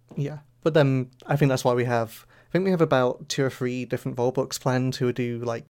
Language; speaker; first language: English; native; English